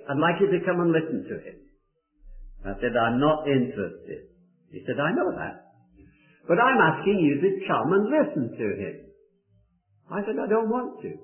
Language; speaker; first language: English; native; English